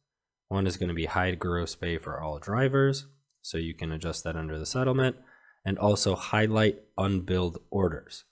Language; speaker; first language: English; native; English